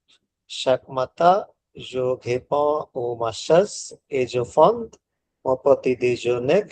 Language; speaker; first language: French; non-native, learner; Bangla